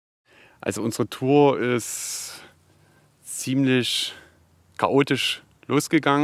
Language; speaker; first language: German; native; German